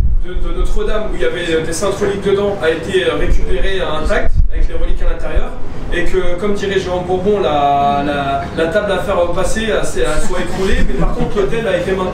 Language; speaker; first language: French; native; French